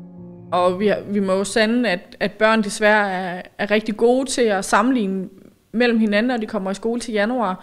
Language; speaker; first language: Danish; native; Danish